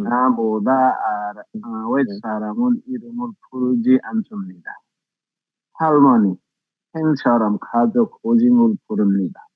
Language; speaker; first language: Korean; non-native, learner; Nepali